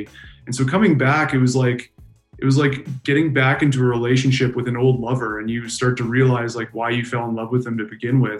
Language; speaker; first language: English; native; English